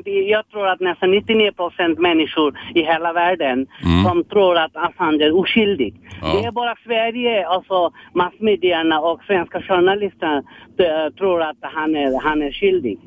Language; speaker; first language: Swedish; non-native, fluent; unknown